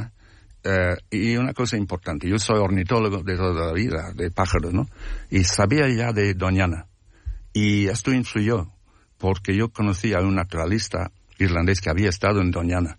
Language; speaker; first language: Spanish; non-native, fluent; English